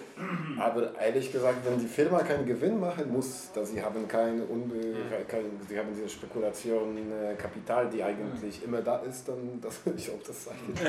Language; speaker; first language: German; non-native, learner; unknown